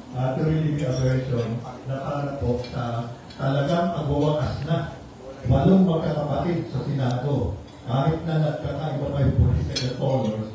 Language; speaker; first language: Filipino; native; Filipino